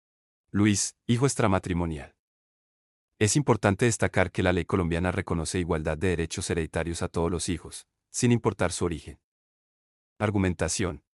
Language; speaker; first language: Spanish; native; Spanish